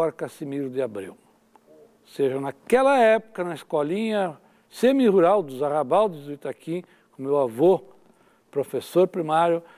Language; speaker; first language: Portuguese; native; Portuguese